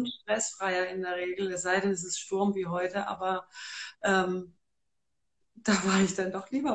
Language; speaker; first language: German; native; German